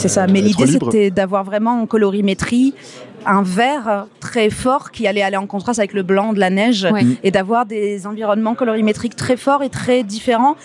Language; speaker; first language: French; native; French